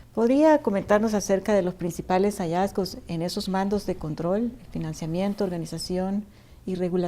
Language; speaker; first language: Spanish; native; Spanish